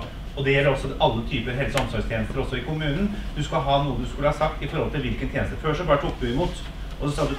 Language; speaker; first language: Norwegian; native; Norwegian